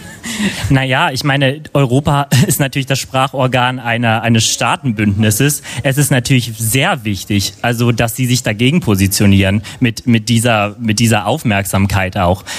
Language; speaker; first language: German; native; German